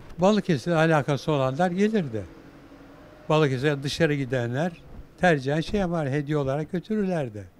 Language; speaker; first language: Turkish; native; Turkish